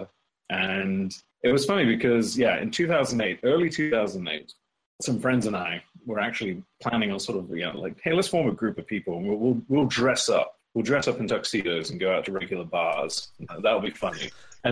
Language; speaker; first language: English; native; English